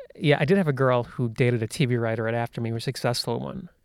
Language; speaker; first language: English; native; English